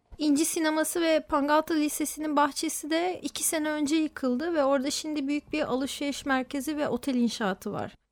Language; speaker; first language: Turkish; native; Turkish